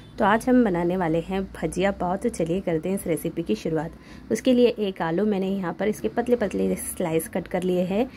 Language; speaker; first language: Hindi; non-native, local second language; Marathi